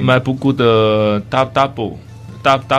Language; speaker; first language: French; non-native, learner; Chinese